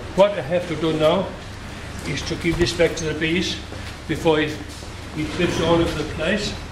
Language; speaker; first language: English; non-native, fluent; Danish